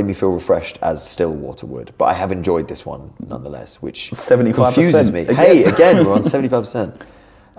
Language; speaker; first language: English; native; English